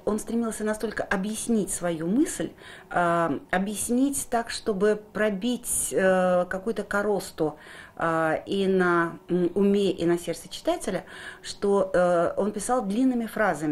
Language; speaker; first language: Russian; native; Russian